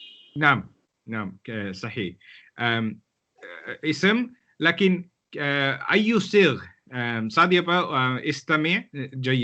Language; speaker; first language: Arabic; non-native, fluent; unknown